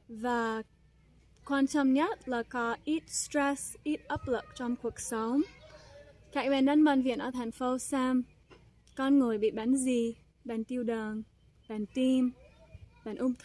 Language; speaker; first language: Vietnamese; non-native, fluent; English